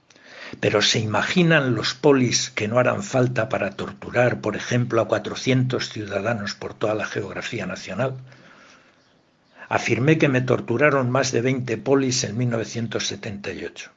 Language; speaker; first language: Spanish; native; Spanish